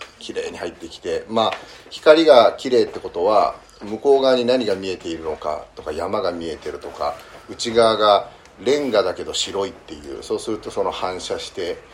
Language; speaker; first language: Japanese; early bilingual, heritage; Japanese